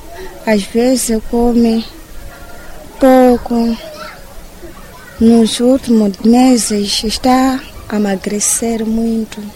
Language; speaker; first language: Portuguese; non-native, local second language; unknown